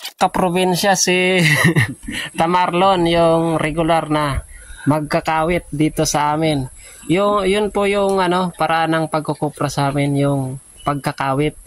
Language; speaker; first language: Filipino; non-native, local second language; Bikol